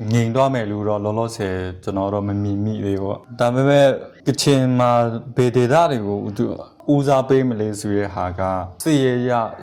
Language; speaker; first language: Burmese; non-native, local second language; Kachin